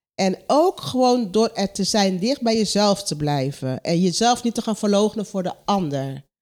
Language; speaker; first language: Dutch; non-native, local second language; Papiamento